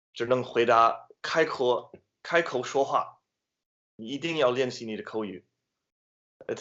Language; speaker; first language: Chinese; non-native, fluent; English